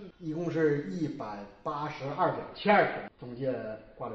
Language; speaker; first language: Chinese; native; Chinese